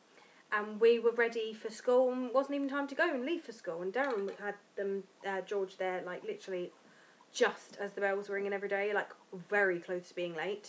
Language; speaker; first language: English; native; English